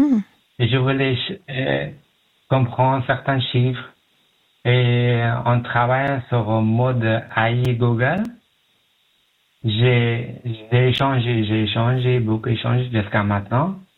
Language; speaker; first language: French; non-native, learner; Pashto